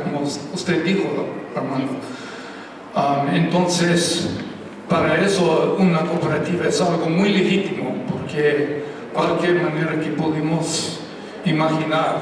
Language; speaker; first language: Spanish; non-native, fluent; English